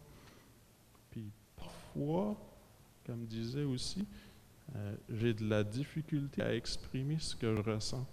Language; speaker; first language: French; native; French